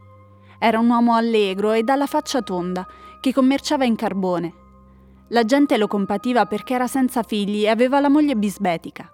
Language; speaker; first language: Italian; native; Italian